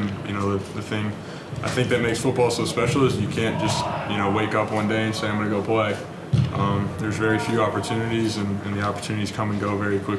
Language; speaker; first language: English; native; English